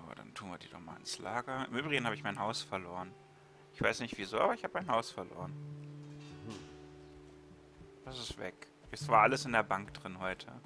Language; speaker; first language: German; native; German